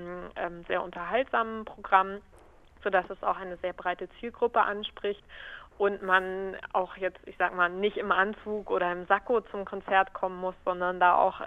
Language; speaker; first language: German; native; German